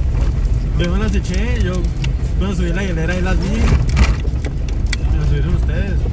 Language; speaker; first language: Spanish; native; Spanish